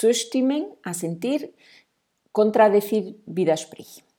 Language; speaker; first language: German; non-native, fluent; Spanish